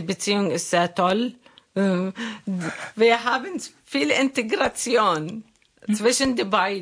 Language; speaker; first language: German; non-native, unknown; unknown